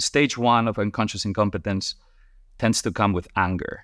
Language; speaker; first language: English; non-native, fluent; Spanish